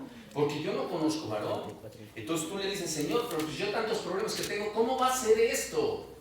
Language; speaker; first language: Spanish; native; Spanish